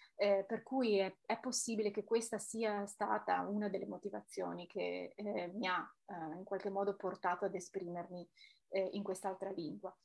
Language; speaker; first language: Italian; native; Italian